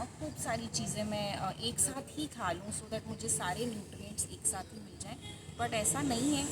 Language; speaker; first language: Hindi; native; Hindi